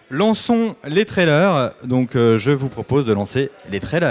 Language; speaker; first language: French; native; French